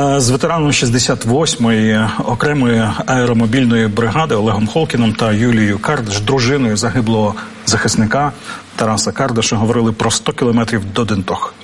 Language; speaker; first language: Ukrainian; native; Ukrainian